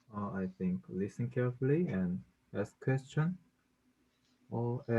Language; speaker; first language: English; non-native, learner; Korean